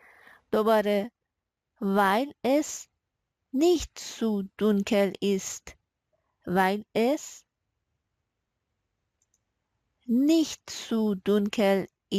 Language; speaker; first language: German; non-native, fluent; Persian